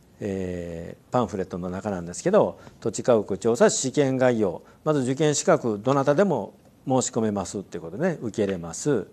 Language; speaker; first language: Japanese; native; Japanese